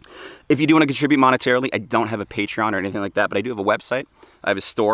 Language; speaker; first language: English; native; English